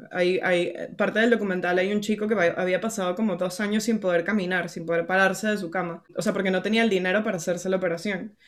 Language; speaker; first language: Spanish; native; Spanish